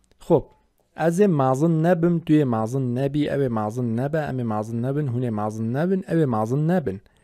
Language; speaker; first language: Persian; non-native, local second language; Kurdish